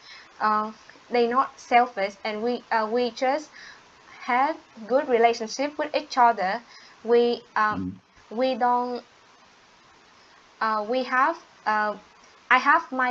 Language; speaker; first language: English; non-native, learner; Vietnamese